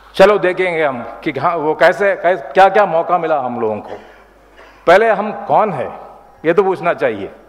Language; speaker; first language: Hindi; non-native, local second language; Malayalam